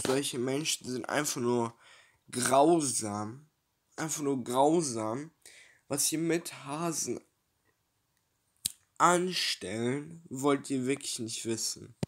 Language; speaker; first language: German; early bilingual, other home language; Turkish